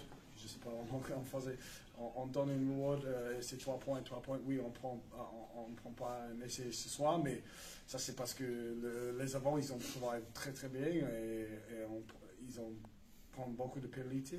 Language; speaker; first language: French; non-native, learner; English